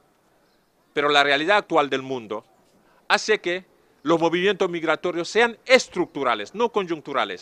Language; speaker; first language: Spanish; non-native, fluent; Serer